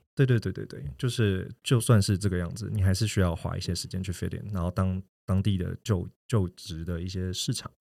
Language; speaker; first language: Chinese; native; Chinese